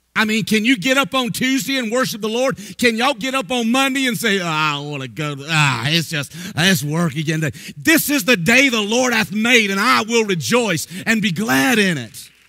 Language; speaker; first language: English; native; English